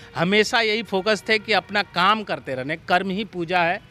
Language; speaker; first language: Hindi; native; Hindi